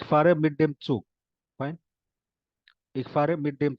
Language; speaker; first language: German; non-native, fluent; Hindi